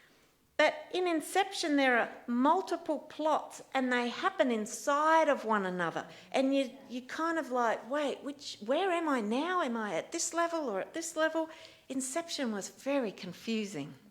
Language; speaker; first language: English; native; English